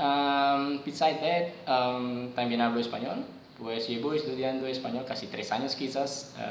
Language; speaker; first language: Spanish; non-native, learner; Indonesian